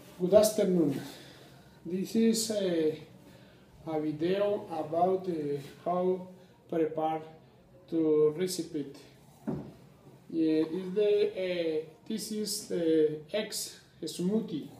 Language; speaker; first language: English; non-native, learner; Spanish